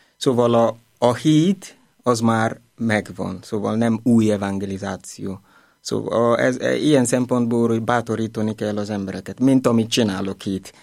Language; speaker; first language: Hungarian; non-native, learner; Igbo